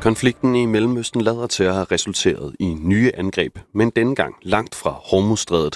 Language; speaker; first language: Danish; native; Danish